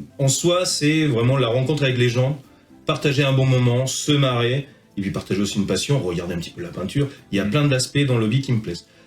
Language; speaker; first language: French; early bilingual, heritage; French